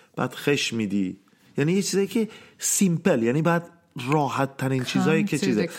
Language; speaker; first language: Persian; early bilingual, heritage; Persian